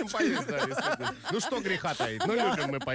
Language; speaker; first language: Russian; native; Russian